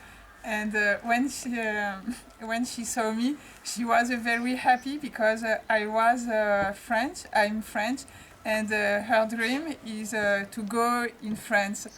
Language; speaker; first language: English; non-native, learner; French